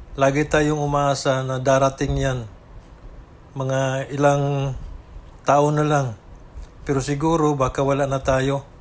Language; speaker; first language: Filipino; native; Filipino